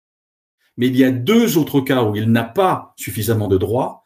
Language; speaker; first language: French; native; French